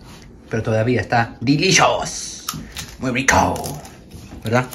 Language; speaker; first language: Spanish; early bilingual, heritage; Spanish